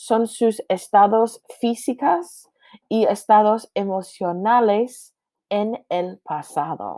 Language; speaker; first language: Spanish; non-native, fluent; English